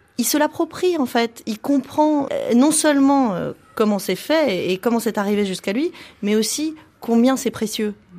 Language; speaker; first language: French; native; French